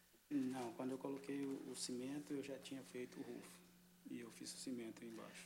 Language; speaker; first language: Portuguese; native; Portuguese